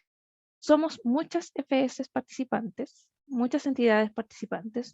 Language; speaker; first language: Spanish; native; Spanish